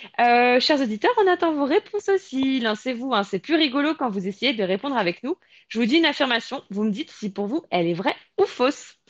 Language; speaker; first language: French; native; French